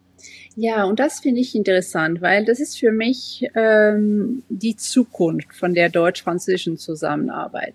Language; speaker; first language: German; non-native, fluent; French